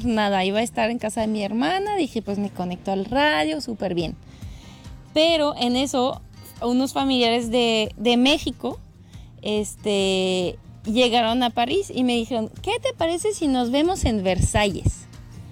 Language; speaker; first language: Spanish; non-native, fluent; French